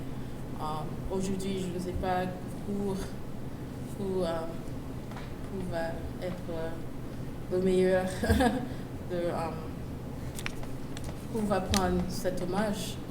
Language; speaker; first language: French; non-native, learner; English